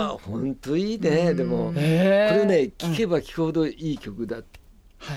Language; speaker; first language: Japanese; native; Japanese